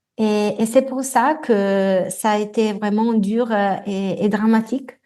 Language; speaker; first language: French; non-native, fluent; Italian